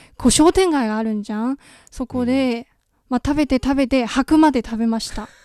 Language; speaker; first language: Japanese; non-native, fluent; Chinese